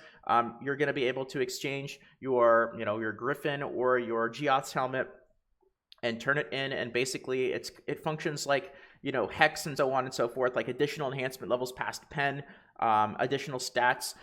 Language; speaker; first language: English; native; English